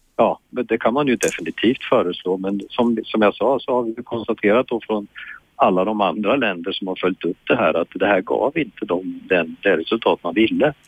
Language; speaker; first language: Swedish; native; Swedish